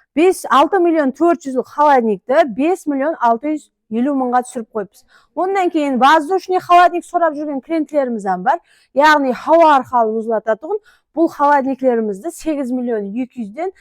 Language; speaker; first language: Uzbek; non-native, local second language; Kara-Kalpak